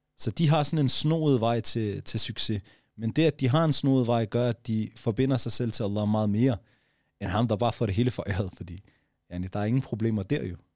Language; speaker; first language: Danish; early bilingual, other home language; Arabic